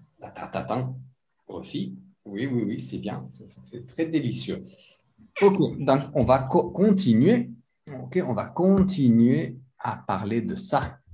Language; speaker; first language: French; non-native, fluent; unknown